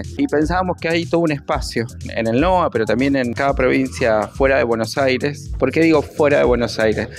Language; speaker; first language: Spanish; native; Spanish